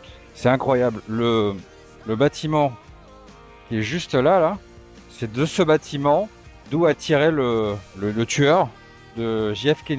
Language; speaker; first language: French; native; French